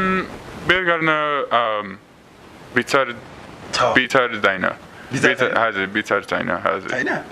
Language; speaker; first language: Nepali; non-native, learner; English